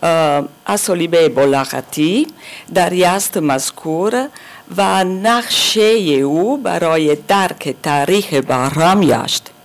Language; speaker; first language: Persian; non-native, learner; German